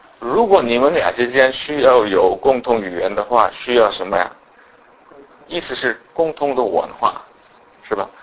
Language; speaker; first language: Chinese; non-native, fluent; Korean